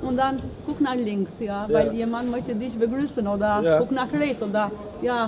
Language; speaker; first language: German; non-native, learner; Albanian